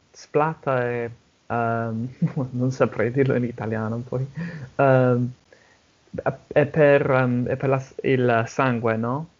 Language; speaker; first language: Italian; non-native, fluent; English